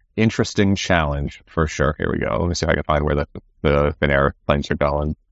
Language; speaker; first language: English; native; English